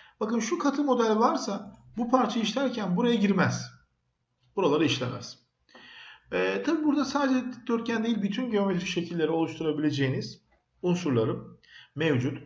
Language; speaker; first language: Turkish; native; Turkish